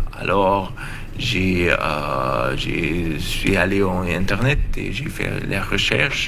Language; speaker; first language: French; non-native, learner; German